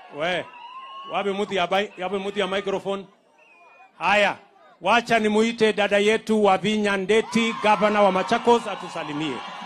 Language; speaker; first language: Swahili; non-native, local second language; Kalenjin